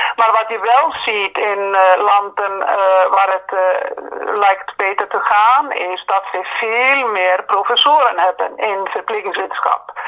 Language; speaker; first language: Dutch; non-native, fluent; Icelandic